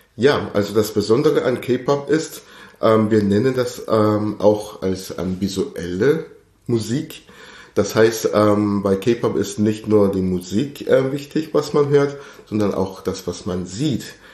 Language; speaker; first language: German; early bilingual, other home language; Korean